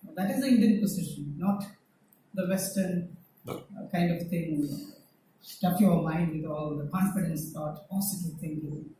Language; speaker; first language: English; non-native, local second language; Malayalam